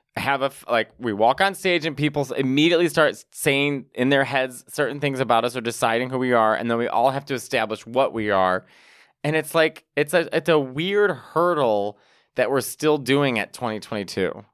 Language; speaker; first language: English; native; English